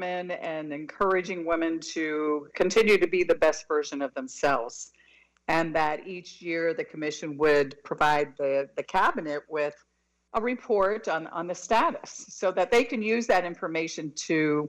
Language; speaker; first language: English; native; English